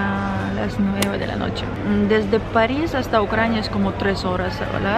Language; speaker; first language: Spanish; non-native, fluent; Ukrainian